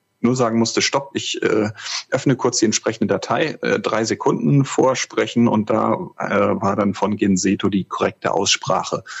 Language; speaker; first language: German; native; German